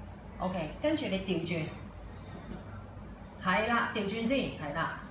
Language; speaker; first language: Cantonese; native; Cantonese